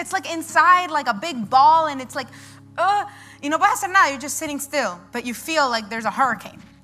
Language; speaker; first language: English; early bilingual, other home language; Spanish